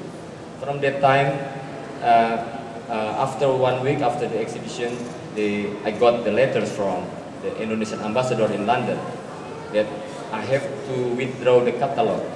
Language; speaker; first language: English; non-native, learner; Indonesian